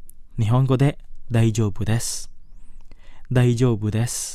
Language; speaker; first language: Japanese; non-native, fluent; Indonesian